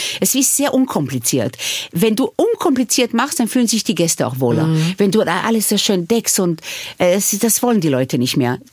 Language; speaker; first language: German; early bilingual, other home language; Hebrew